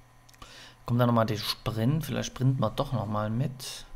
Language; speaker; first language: German; native; German